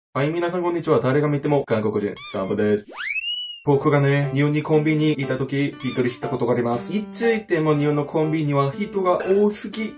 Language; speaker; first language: Japanese; non-native, learner; Korean